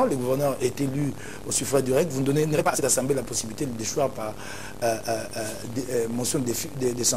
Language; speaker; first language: French; non-native, local second language; Lingala